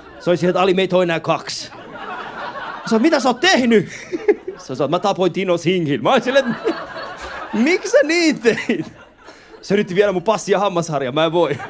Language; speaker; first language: Finnish; early bilingual, other home language; Persian